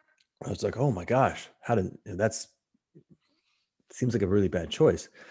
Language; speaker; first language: English; native; English